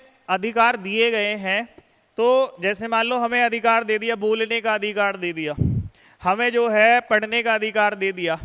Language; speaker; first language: Hindi; native; Hindi